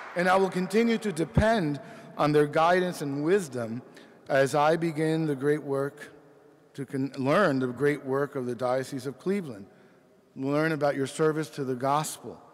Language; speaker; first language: English; early bilingual, other home language; Spanish